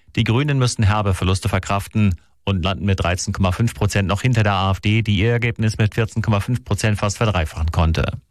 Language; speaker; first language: German; native; German